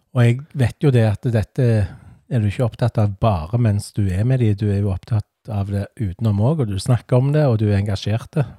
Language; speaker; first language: Norwegian; native; Norwegian